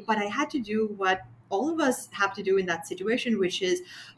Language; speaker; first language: English; non-native, local second language; Sinhala